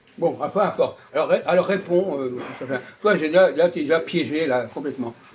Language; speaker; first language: French; native; French